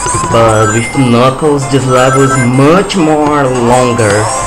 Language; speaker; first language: English; non-native, learner; Portuguese